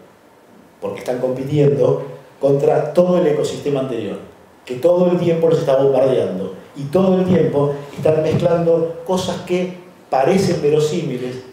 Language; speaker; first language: Spanish; native; Spanish